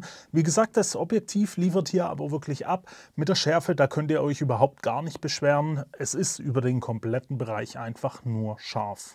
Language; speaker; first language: German; native; German